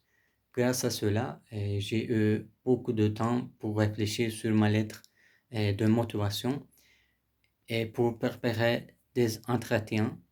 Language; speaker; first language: French; non-native, learner; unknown